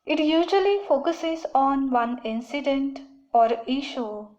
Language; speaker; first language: English; non-native, local second language; Marathi